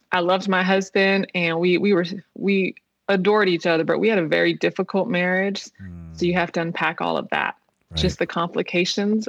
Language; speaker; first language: English; native; English